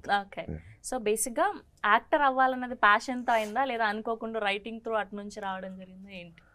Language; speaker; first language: Telugu; native; Telugu